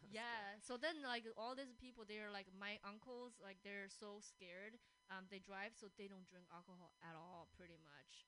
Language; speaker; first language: English; non-native, fluent; Chinese